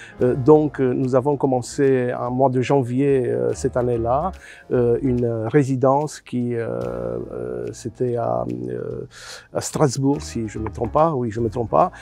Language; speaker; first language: French; non-native, fluent; Romanian